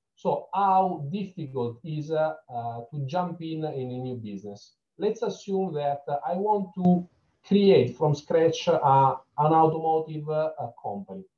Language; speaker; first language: English; non-native, fluent; Italian